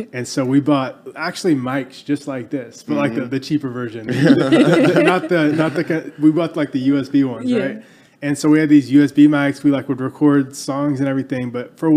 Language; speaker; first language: English; native; English